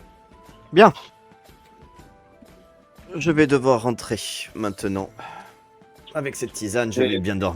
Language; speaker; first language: French; native; French